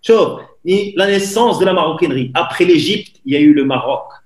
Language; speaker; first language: French; non-native, local second language; Arabic